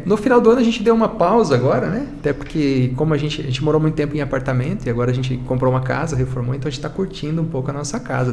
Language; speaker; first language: Portuguese; native; Portuguese